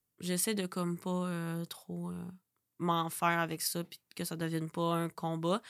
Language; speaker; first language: French; native; French